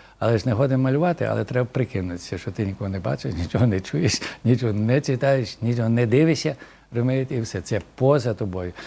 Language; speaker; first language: Ukrainian; native; Ukrainian